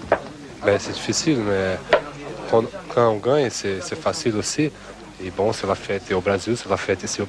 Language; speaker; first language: French; non-native, learner; Portuguese